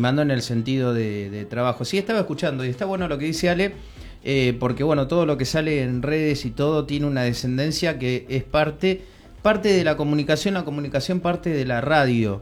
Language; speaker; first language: Spanish; native; Spanish